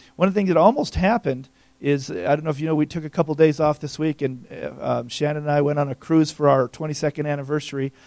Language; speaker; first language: English; native; English